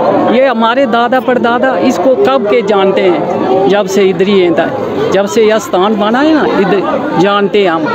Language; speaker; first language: Hindi; non-native, local second language; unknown